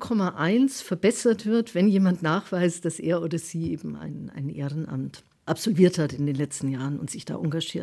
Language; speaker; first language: German; native; German